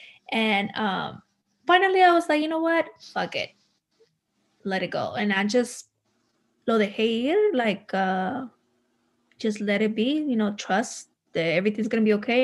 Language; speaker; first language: English; early bilingual, other home language; Spanish